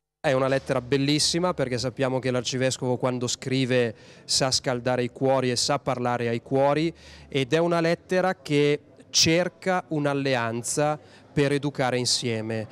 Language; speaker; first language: Italian; native; Italian